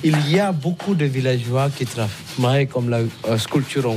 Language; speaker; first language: French; non-native, learner; Balinese